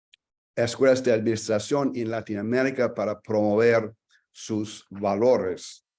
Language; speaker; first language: Spanish; non-native, fluent; English